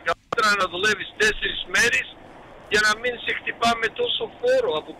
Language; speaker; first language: Greek; early bilingual, heritage; Greek